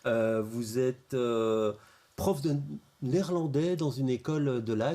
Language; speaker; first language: French; native; French